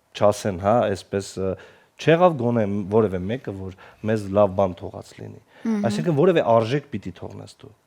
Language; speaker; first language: Armenian; non-native, local second language; Kurdish